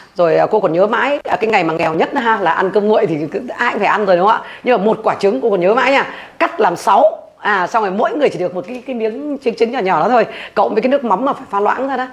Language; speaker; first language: Vietnamese; native; Vietnamese